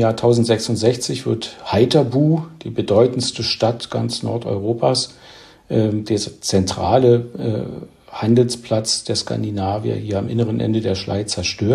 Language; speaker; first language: German; native; German